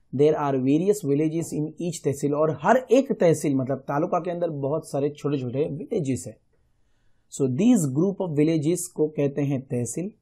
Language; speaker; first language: Hindi; non-native, local second language; Gujarati